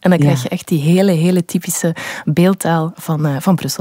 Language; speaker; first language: Dutch; native; Dutch